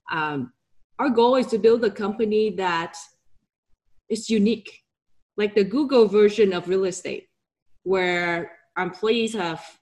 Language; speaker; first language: English; non-native, fluent; Vietnamese